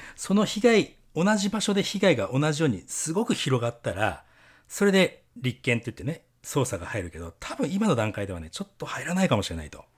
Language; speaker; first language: Japanese; native; Japanese